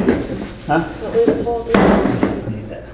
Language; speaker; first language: English; native; English